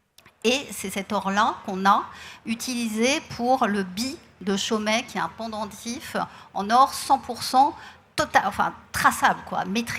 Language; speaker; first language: French; native; French